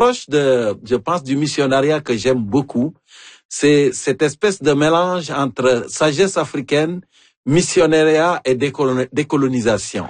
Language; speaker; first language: French; non-native, local second language; Wolof